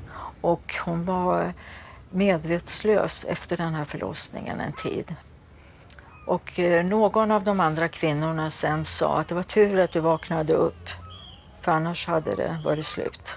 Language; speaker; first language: Swedish; early bilingual, other home language; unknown